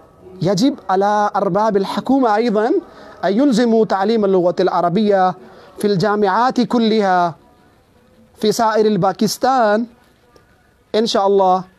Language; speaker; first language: Arabic; non-native, fluent; Urdu